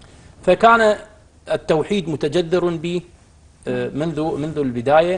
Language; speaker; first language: Arabic; native; Arabic